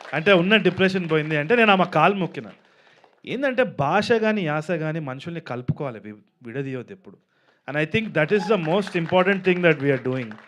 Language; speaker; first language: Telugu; native; Telugu